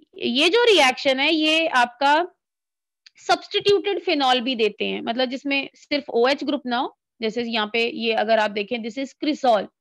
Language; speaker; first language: Hindi; native; Hindi